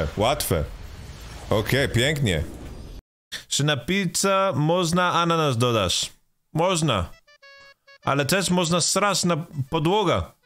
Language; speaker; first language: Polish; non-native, learner; Swedish